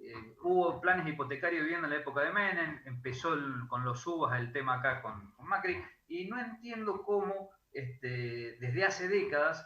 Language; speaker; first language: Spanish; native; Spanish